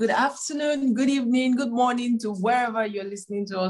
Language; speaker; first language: English; non-native, local second language; Igbo